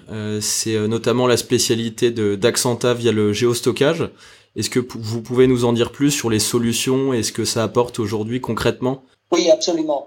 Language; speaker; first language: French; native; French